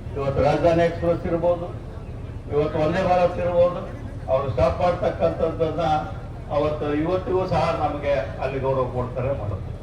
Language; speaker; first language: Kannada; native; Kannada